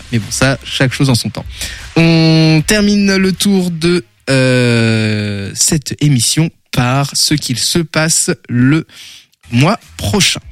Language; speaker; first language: French; native; French